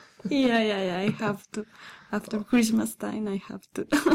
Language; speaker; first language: English; non-native, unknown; Spanish